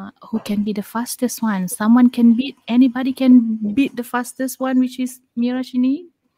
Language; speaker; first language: English; non-native, local second language; Malay